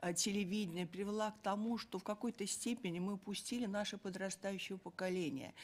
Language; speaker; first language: Russian; native; Russian